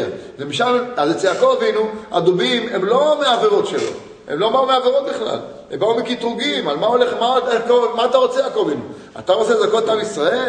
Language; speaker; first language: Hebrew; native; Hebrew